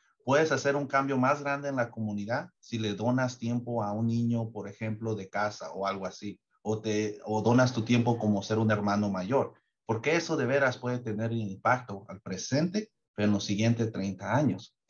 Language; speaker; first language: Spanish; early bilingual, heritage; Spanish